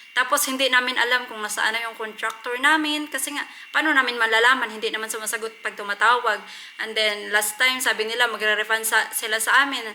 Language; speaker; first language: Filipino; non-native, local second language; Cebuano